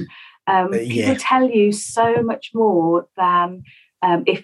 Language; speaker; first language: English; native; English